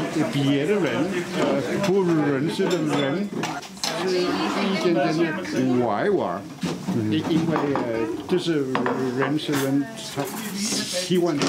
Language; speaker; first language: Chinese; non-native, learner; Danish